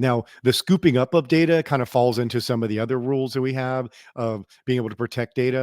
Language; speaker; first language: English; native; English